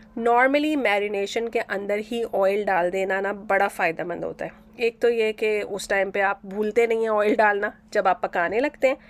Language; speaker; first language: Urdu; native; Urdu